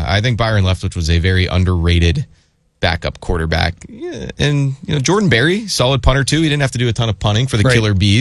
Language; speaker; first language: English; native; English